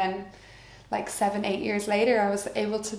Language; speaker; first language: English; native; English